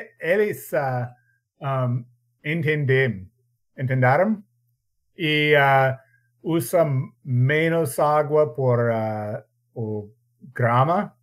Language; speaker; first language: Portuguese; non-native, learner; English